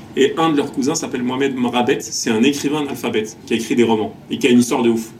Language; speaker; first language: French; native; French